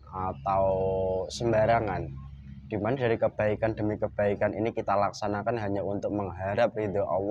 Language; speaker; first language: Indonesian; native; Indonesian